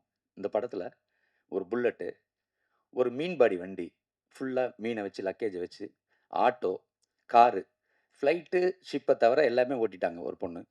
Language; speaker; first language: Tamil; native; Tamil